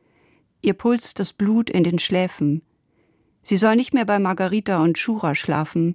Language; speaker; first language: German; native; German